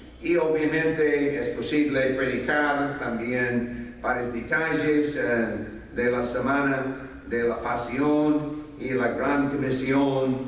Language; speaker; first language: Spanish; non-native, fluent; English